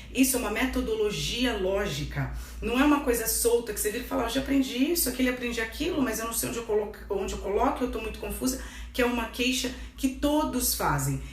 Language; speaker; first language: Portuguese; native; Portuguese